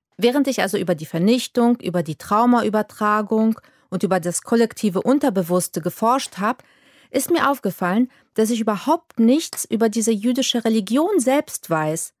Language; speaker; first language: German; early bilingual, other home language; Polish